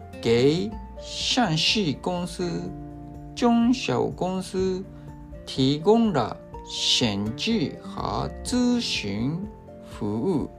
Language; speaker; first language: Chinese; non-native, fluent; Japanese